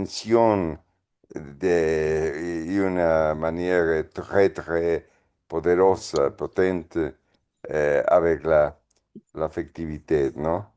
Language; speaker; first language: French; non-native, fluent; Spanish